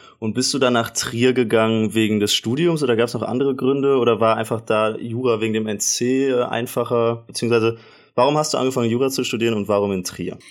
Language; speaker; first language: German; native; German